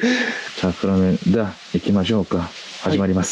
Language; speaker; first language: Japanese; non-native, learner; Korean